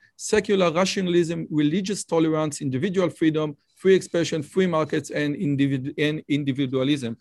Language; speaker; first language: English; non-native, fluent; Hebrew